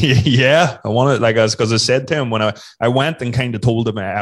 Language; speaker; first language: English; native; English